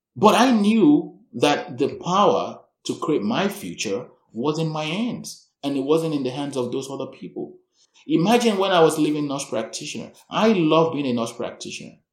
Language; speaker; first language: English; non-native, local second language; Yoruba